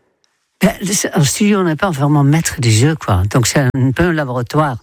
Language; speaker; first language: French; non-native, fluent; Dutch